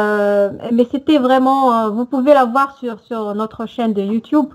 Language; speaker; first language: French; non-native, local second language; Arabic